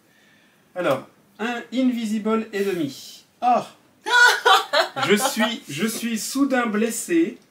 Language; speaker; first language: French; native; French